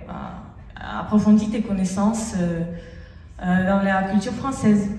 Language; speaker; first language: French; non-native, fluent; Russian